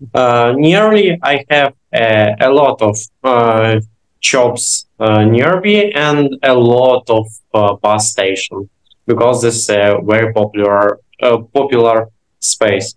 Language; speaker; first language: English; non-native, learner; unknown